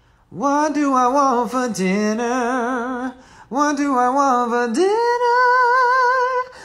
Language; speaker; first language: English; native; English